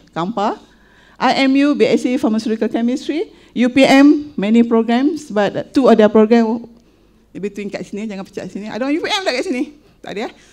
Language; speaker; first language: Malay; native; Malay